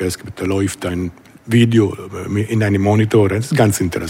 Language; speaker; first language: German; non-native, learner; Italian